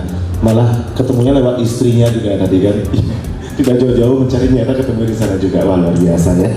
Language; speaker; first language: Indonesian; native; Indonesian